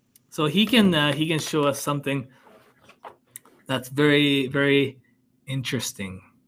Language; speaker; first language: English; non-native, fluent; Japanese